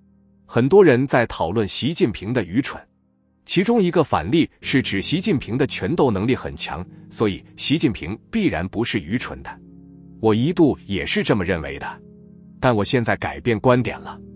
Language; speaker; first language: Chinese; native; Chinese